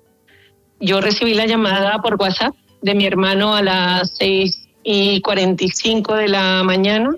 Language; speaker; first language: Spanish; native; Spanish